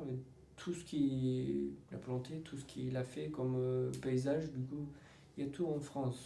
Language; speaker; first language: French; non-native, learner; Turkish